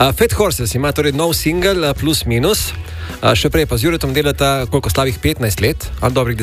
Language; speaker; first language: Slovenian; native; Slovenian